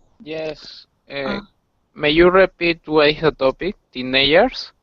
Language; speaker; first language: English; non-native, learner; Spanish